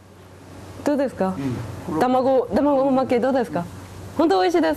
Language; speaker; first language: Japanese; non-native, learner; Korean